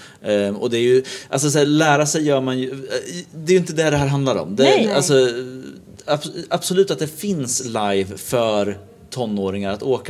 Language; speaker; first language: Swedish; native; Swedish